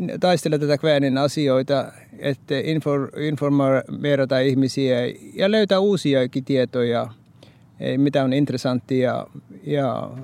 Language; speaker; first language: Finnish; early bilingual, heritage; Norwegian